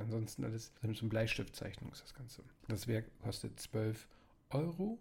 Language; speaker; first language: German; native; German